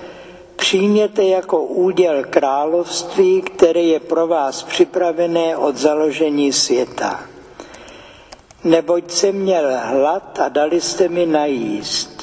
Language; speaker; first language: Czech; native; Czech